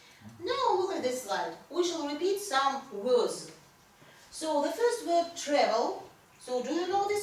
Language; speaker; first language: English; non-native, fluent; Russian